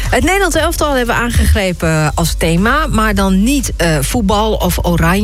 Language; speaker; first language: Dutch; native; Dutch